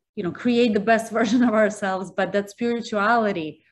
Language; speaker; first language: English; early bilingual, other home language; Russian